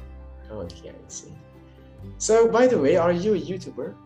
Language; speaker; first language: English; non-native, fluent; Indonesian